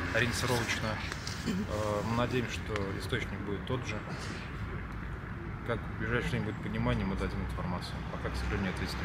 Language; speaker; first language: Russian; native; Russian